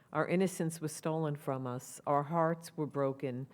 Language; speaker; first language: English; native; English